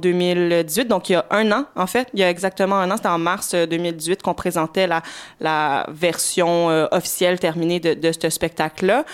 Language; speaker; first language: French; native; French